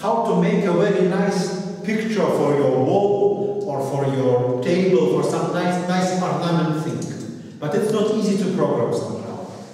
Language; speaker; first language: English; non-native, fluent; Russian